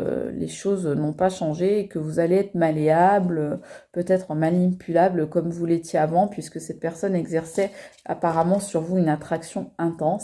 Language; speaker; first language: French; native; French